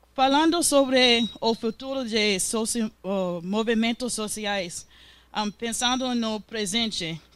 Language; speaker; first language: Portuguese; non-native, learner; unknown